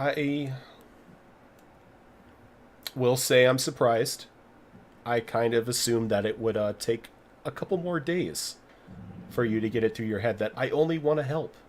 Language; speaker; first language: English; native; English